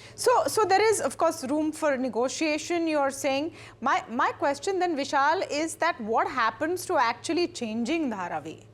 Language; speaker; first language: English; non-native, local second language; Hindi